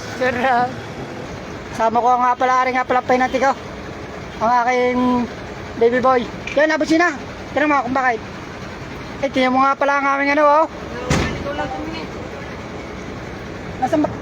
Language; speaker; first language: Filipino; native; Filipino